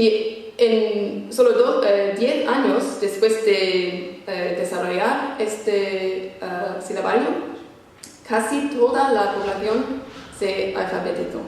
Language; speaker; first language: Spanish; non-native, fluent; English